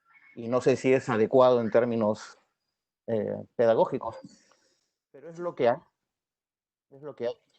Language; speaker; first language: Spanish; native; Spanish